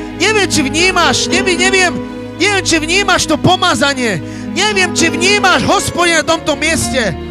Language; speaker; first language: Slovak; non-native, local second language; Romany